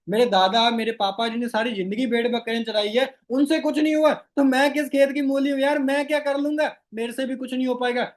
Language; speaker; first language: Hindi; non-native, local second language; Rajasthani